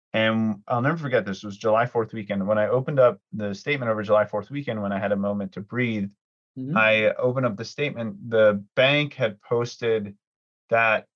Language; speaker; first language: English; early bilingual, other home language; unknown